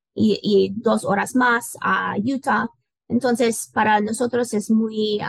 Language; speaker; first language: Spanish; non-native, learner; English